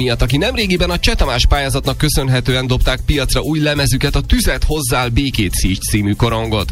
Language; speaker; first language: Hungarian; native; Hungarian